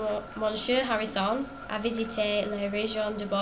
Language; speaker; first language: French; non-native, learner; English